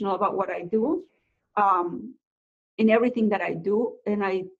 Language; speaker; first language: English; non-native, fluent; Spanish